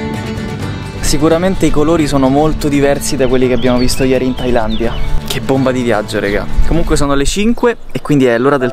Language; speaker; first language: Italian; native; Italian